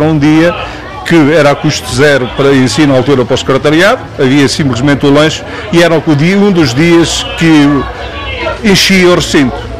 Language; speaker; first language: Portuguese; native; Portuguese